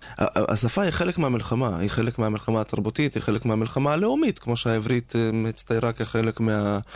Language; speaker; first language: Hebrew; non-native, local second language; Arabic